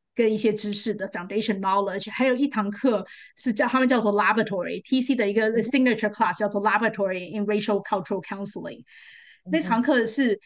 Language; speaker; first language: Chinese; native; Chinese